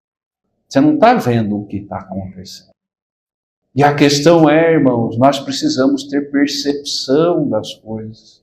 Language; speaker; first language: Portuguese; native; Portuguese